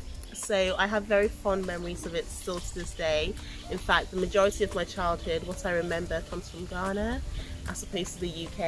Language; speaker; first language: English; non-native, local second language; Akan